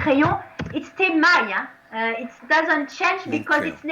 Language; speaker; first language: English; non-native, fluent; French